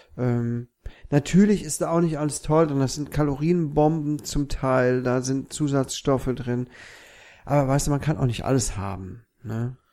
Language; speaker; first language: German; native; German